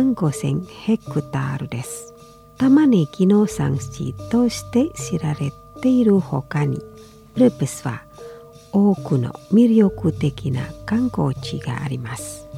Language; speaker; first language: Japanese; non-native, fluent; Indonesian